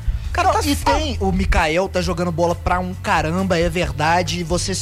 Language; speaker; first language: Portuguese; native; Portuguese